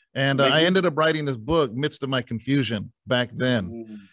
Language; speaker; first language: English; native; English